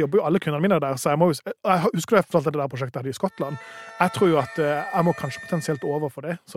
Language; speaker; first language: Norwegian; native; Norwegian